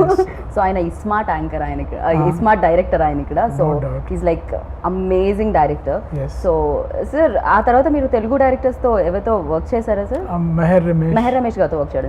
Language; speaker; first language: Telugu; native; Telugu